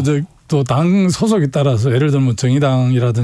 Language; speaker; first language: Korean; native; Korean